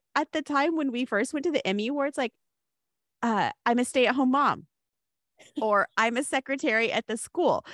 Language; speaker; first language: English; native; English